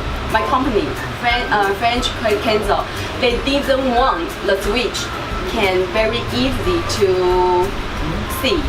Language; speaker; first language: English; non-native, learner; Chinese